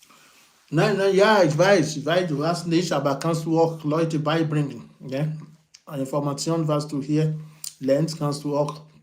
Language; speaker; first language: German; non-native, learner; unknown